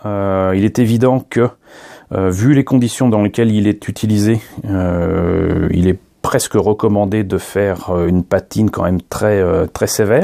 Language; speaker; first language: French; native; French